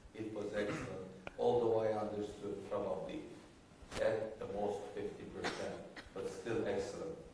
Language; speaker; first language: English; non-native, fluent; Turkish